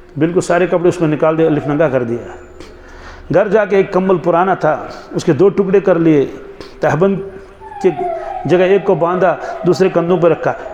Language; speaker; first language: Urdu; non-native, local second language; Kashmiri